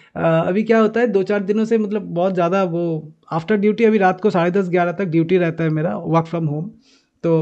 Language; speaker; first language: Hindi; non-native, local second language; Bangla